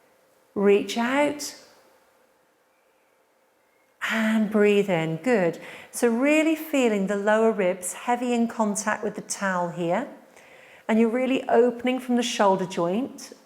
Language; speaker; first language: English; native; English